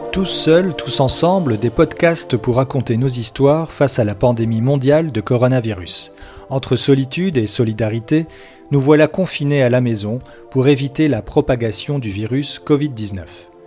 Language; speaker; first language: French; native; French